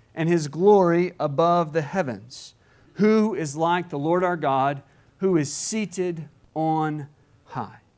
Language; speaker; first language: English; native; English